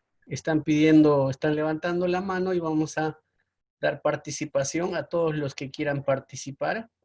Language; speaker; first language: Spanish; native; Spanish